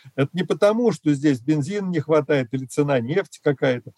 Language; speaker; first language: Russian; native; Russian